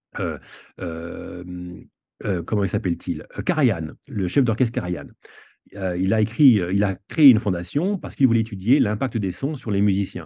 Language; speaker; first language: French; native; French